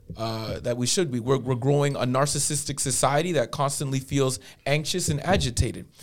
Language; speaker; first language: English; native; English